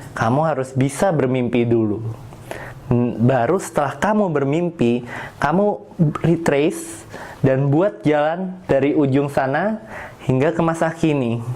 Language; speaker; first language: Indonesian; native; Indonesian